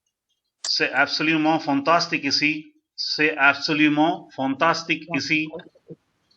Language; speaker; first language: French; non-native, fluent; Urdu